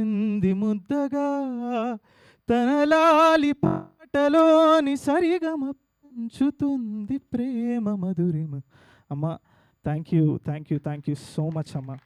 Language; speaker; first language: Telugu; native; Telugu